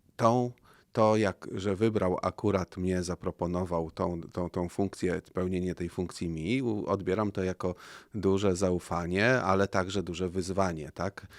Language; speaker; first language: Polish; native; Polish